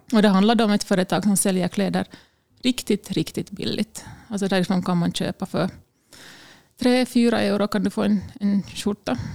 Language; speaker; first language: Swedish; native; Swedish